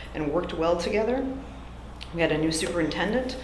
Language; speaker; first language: English; native; English